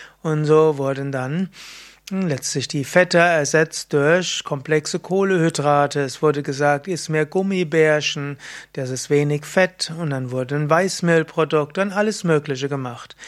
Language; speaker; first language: German; native; German